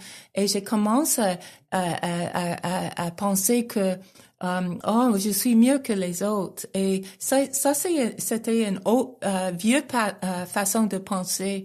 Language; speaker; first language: French; non-native, local second language; English